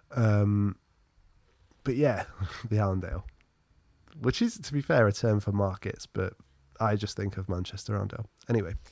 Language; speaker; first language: English; native; English